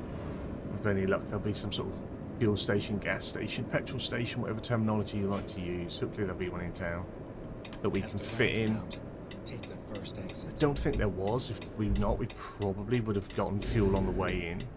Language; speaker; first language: English; native; English